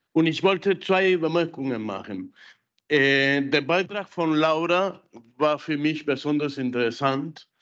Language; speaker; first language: German; non-native, fluent; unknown